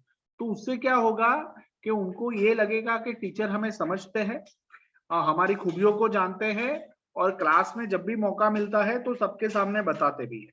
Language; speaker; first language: Hindi; native; Hindi